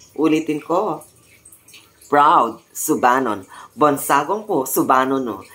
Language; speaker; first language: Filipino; non-native, local second language; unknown